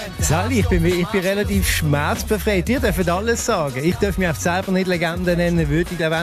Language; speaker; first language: German; native; German